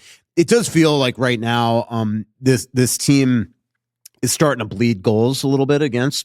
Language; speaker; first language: English; native; English